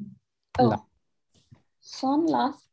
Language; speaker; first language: Spanish; non-native, learner; English